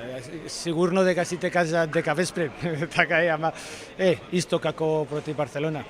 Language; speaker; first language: Macedonian; non-native, learner; Spanish